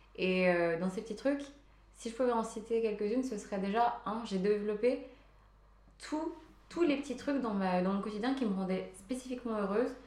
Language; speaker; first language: French; early bilingual, other home language; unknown